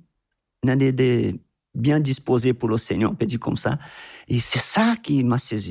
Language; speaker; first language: French; non-native, fluent; Portuguese